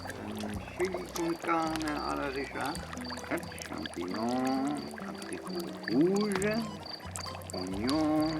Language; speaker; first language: French; non-native, learner; English